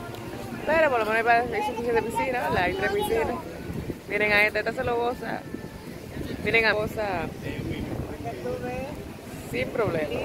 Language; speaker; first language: Spanish; native; Spanish